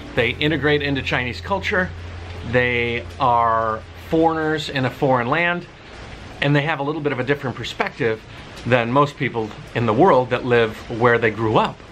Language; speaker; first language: English; native; English